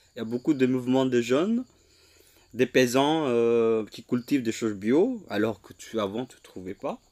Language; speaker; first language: French; non-native, fluent; Indonesian